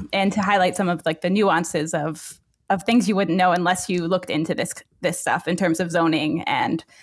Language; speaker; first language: English; native; English